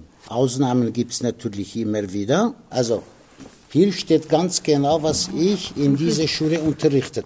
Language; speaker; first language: German; non-native, fluent; Aramaic